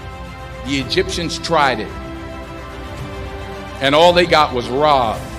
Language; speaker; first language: English; native; English